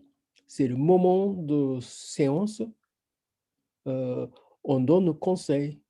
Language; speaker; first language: French; non-native, fluent; Japanese